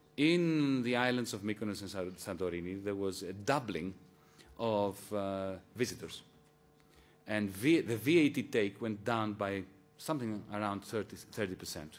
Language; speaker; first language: English; non-native, fluent; Greek